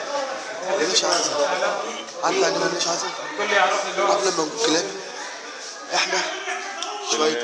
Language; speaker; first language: Arabic; native; Arabic